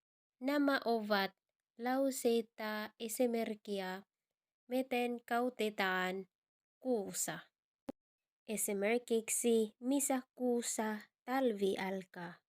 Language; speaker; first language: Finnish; non-native, learner; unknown